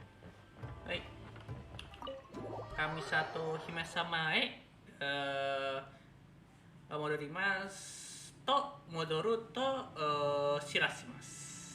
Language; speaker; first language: Japanese; non-native, learner; Indonesian